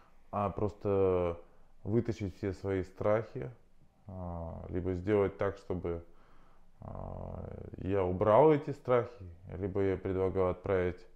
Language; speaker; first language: Russian; native; Russian